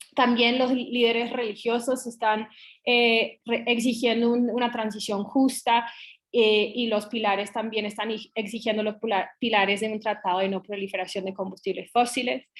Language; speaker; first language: Spanish; non-native, fluent; English